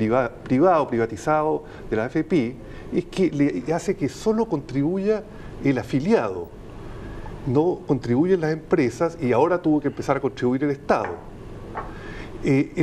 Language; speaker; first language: Spanish; native; Spanish